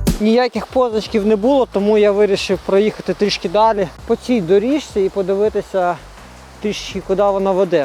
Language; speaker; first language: Ukrainian; non-native, local second language; Russian